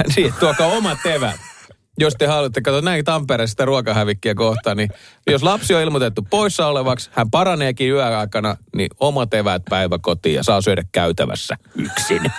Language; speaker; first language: Finnish; native; Finnish